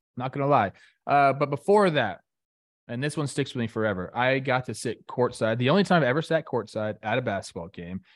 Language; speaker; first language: English; native; English